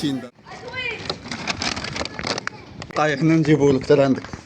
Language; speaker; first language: Arabic; native; Arabic